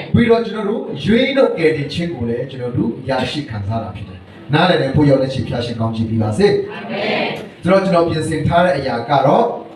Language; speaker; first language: Burmese; non-native, local second language; Hakha Chin